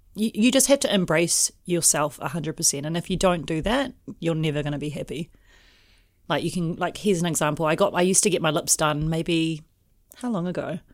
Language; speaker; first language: English; native; English